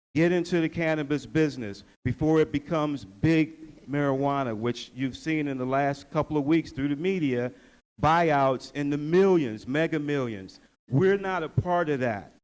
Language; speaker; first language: English; native; English